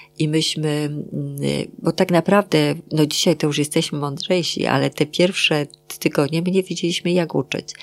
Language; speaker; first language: Polish; native; Polish